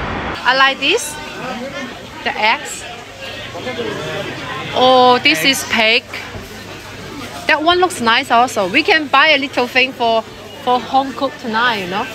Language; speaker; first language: English; non-native, learner; Chinese